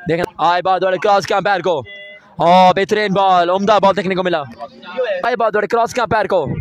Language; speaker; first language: Urdu; non-native, local second language; Punjabi